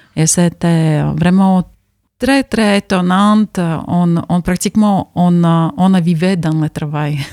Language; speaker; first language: French; non-native, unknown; Latvian